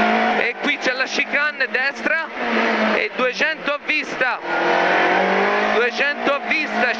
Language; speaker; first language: Italian; native; Italian